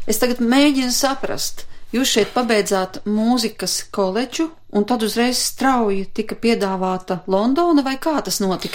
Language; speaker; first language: Latvian; native; Latvian